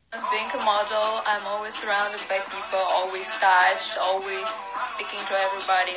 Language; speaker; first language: English; non-native, fluent; Russian